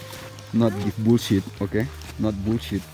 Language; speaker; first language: English; non-native, learner; Indonesian